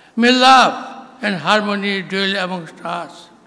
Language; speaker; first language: English; non-native, local second language; Bangla